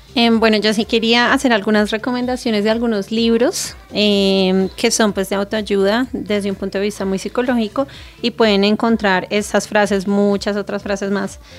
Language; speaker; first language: Spanish; native; Spanish